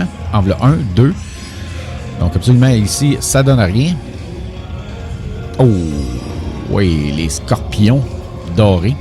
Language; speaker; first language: French; native; French